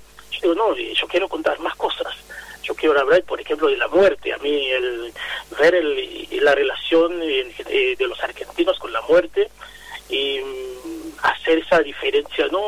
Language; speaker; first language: Spanish; non-native, fluent; Haitian Creole